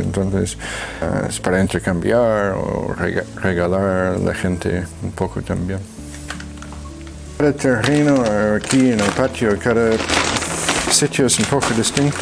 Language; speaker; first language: Spanish; non-native, fluent; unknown